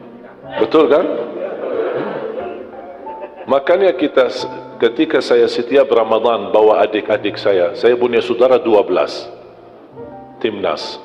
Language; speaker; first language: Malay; non-native, fluent; Arabic